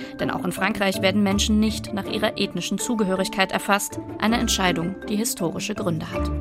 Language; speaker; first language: German; native; German